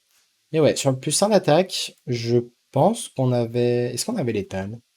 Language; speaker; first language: French; native; French